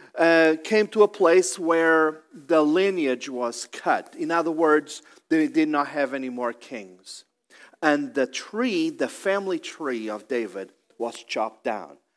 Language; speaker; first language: English; non-native, fluent; Portuguese